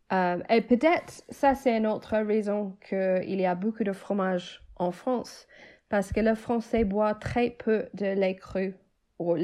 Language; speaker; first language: French; non-native, fluent; English